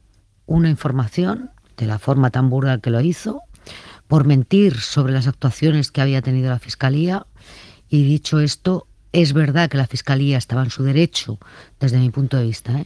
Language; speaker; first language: Spanish; native; Spanish